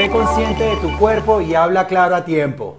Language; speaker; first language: Spanish; native; Spanish